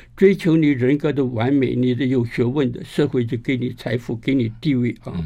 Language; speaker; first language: Chinese; native; Chinese